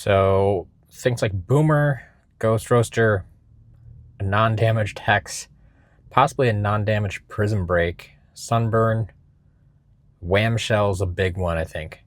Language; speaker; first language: English; native; English